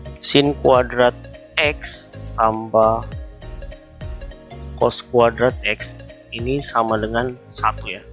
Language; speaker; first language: Indonesian; native; Indonesian